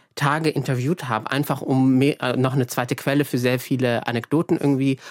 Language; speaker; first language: German; early bilingual, other home language; Arabic